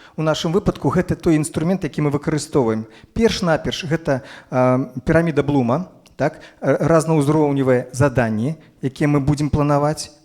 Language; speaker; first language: Belarusian; non-native, local second language; Russian